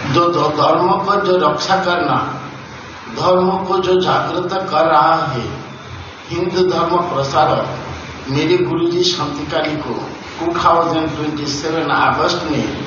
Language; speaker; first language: Hindi; non-native, local second language; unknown